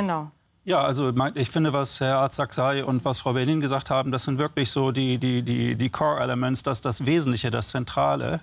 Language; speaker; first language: German; native; German